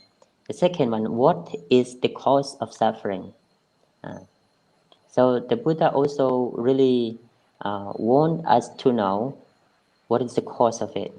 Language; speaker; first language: English; non-native, fluent; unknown